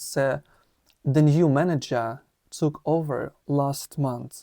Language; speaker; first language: English; non-native, fluent; Ukrainian